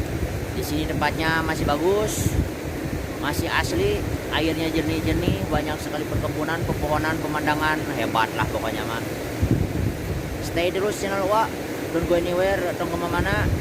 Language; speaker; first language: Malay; non-native, local second language; Sundanese